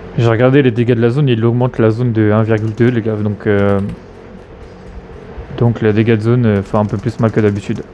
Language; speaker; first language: French; native; French